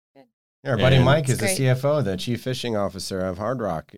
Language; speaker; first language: English; native; English